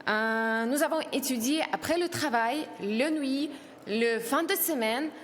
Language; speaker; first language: French; non-native, learner; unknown